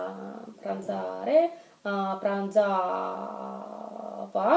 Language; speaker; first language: Italian; non-native, learner; Russian